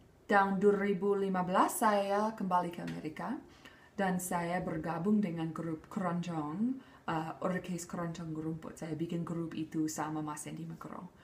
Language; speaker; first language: Indonesian; non-native, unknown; English